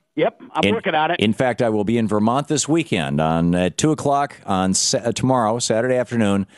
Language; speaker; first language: English; native; English